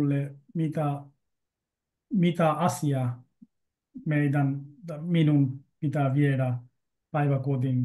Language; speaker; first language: Finnish; non-native, learner; Bangla